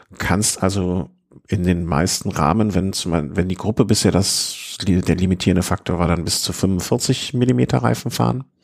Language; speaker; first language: German; native; German